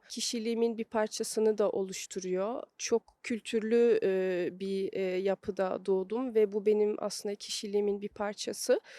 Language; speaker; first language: Turkish; early bilingual, heritage; Turkish